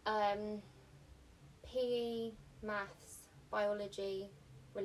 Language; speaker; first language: English; early bilingual, other home language; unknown